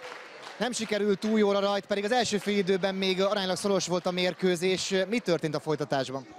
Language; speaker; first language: Hungarian; native; Hungarian